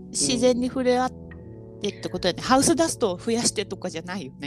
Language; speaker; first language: Japanese; native; Japanese